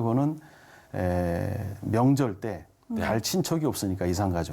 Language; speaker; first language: Korean; native; Korean